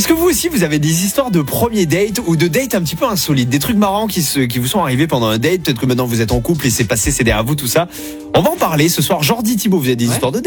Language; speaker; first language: French; native; French